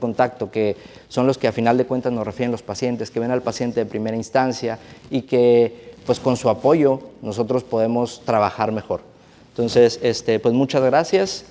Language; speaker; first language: Spanish; native; Spanish